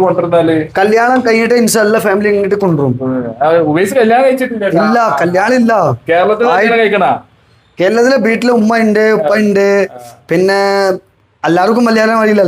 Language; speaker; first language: Malayalam; non-native, local second language; Hindi